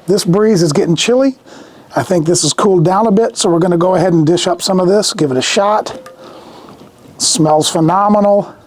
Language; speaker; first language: English; native; English